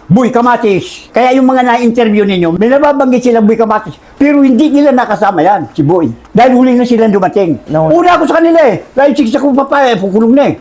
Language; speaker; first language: Filipino; native; Filipino